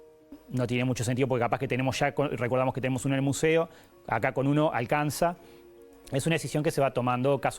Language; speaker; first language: Spanish; native; Spanish